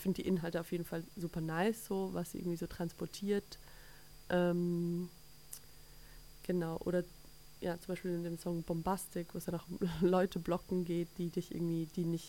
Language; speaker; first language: German; native; German